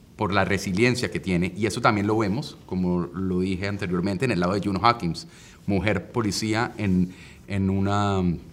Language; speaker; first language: Spanish; native; Spanish